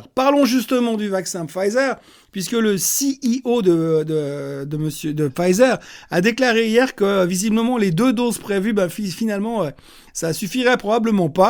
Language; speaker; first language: French; native; French